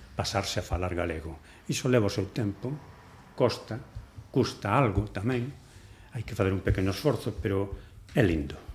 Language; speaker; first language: Galician; non-native, local second language; Spanish